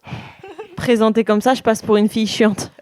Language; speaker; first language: French; native; French